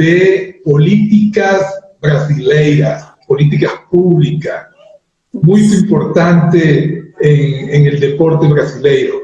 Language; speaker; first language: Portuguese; non-native, learner; Spanish